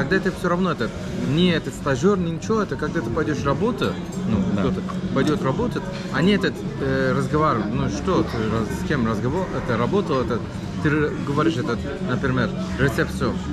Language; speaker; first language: Russian; non-native, learner; Turkish